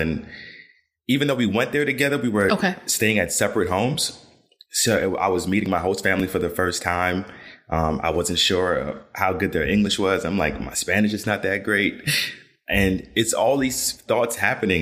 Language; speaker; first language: English; native; English